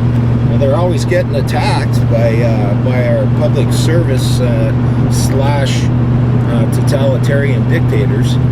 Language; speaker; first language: English; native; English